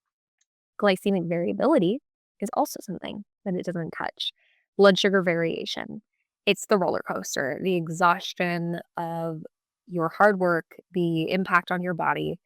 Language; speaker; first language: English; native; English